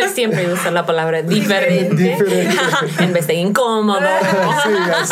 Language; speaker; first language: Spanish; non-native, fluent; English